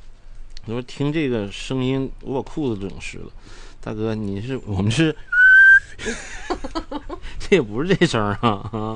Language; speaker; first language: Chinese; native; Chinese